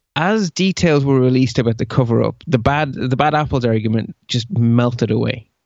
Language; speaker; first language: English; early bilingual, other home language; Dutch